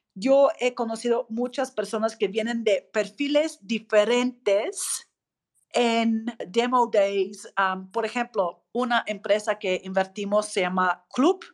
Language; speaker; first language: Spanish; non-native, fluent; English